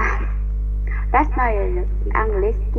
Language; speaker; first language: Russian; non-native, learner; Vietnamese